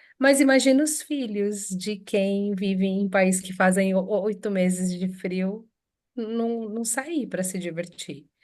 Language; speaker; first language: Portuguese; native; Portuguese